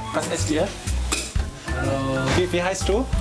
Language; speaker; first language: German; native; German